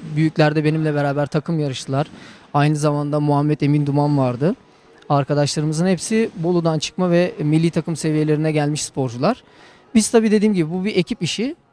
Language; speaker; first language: Turkish; native; Turkish